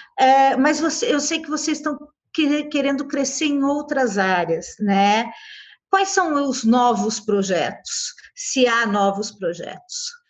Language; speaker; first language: Portuguese; native; Portuguese